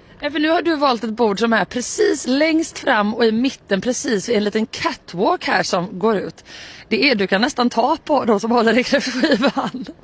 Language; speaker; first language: Swedish; native; Swedish